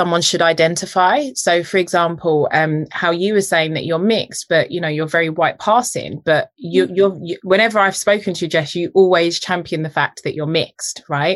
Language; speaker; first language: English; native; English